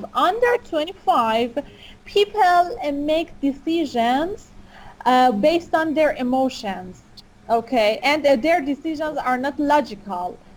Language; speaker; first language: English; non-native, fluent; Persian